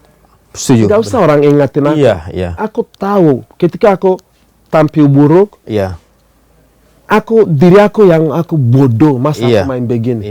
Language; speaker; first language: Indonesian; non-native, fluent; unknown